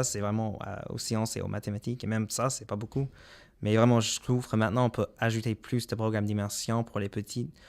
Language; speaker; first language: French; non-native, local second language; English